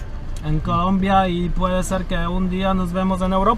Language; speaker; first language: Spanish; non-native, learner; Polish